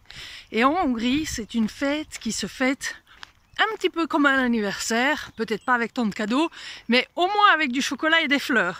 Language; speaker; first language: French; non-native, fluent; Hungarian